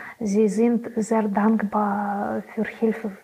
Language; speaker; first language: German; non-native, learner; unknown